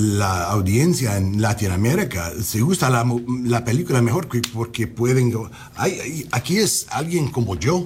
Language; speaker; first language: Spanish; non-native, learner; English